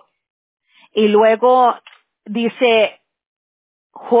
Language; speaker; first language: Spanish; early bilingual, heritage; Spanish